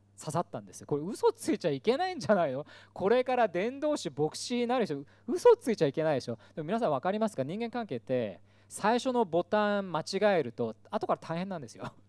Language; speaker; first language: Japanese; early bilingual, other home language; Korean